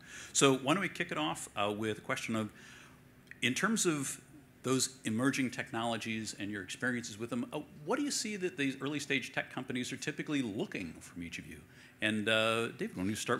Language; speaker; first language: English; native; English